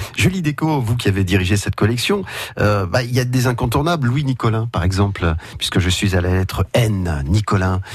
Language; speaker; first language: French; native; French